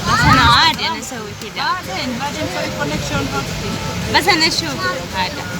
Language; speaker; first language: Arabic; non-native, learner; Oromo